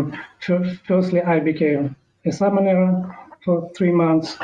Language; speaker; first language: English; non-native, learner; Ukrainian